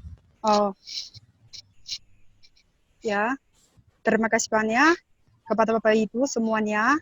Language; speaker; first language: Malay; non-native, learner; Chinese